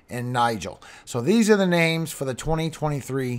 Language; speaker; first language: English; native; English